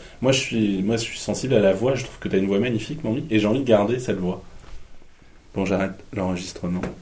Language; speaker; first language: French; native; French